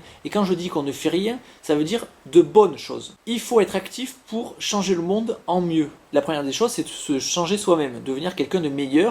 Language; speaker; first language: French; native; French